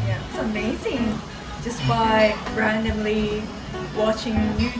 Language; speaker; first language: English; non-native, fluent; Japanese